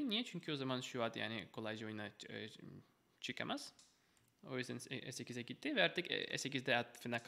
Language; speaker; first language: Turkish; non-native, fluent; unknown